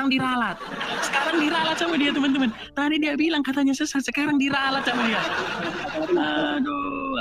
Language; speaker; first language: Indonesian; native; Indonesian